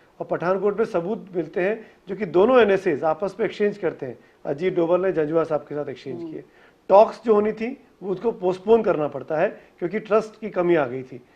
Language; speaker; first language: Hindi; native; Hindi